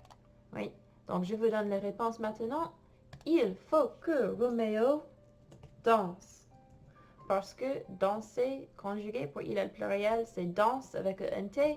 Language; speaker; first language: French; non-native, fluent; English